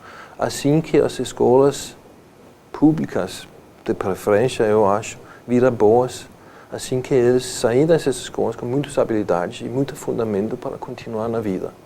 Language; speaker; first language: Portuguese; non-native, fluent; Danish